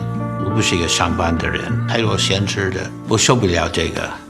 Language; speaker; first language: Chinese; non-native, fluent; English